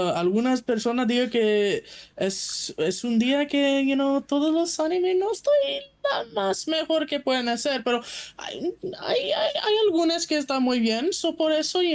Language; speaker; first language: Spanish; non-native, learner; English